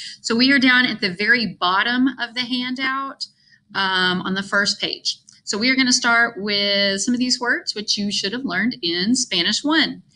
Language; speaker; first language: English; native; English